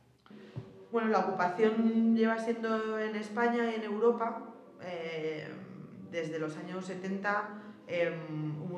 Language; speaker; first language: Spanish; non-native, local second language; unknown